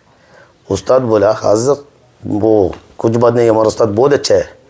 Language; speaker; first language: Hindi; non-native, learner; Arabic